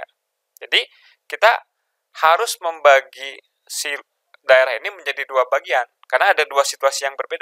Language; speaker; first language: Indonesian; native; Indonesian